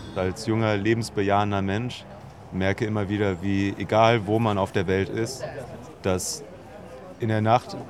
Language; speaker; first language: German; native; German